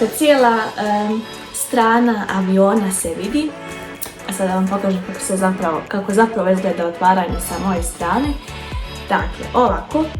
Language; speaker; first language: Bosnian; early bilingual, heritage; Bosnian